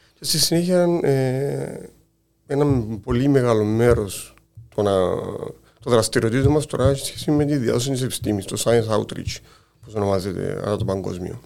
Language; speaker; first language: Greek; native; Greek